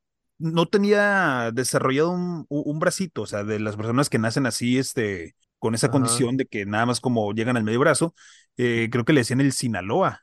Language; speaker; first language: Spanish; native; Spanish